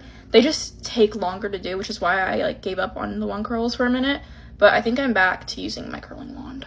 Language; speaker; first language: English; native; English